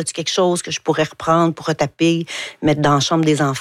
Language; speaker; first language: French; native; French